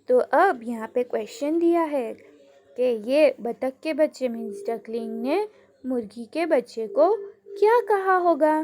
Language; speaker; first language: Hindi; non-native, local second language; Gujarati